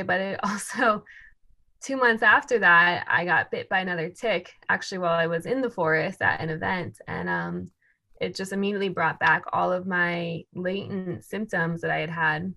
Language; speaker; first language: English; native; English